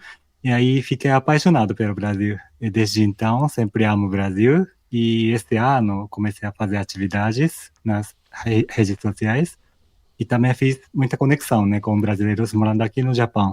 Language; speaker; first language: Portuguese; non-native, fluent; Japanese